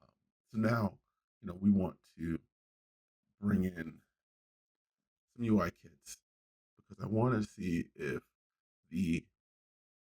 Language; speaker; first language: English; native; English